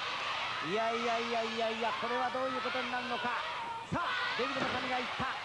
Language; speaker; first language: Japanese; native; Japanese